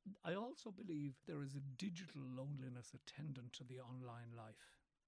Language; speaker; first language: English; native; English